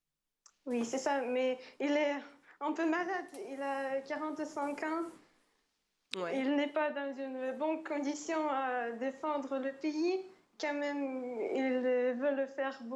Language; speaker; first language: French; non-native, fluent; Ukrainian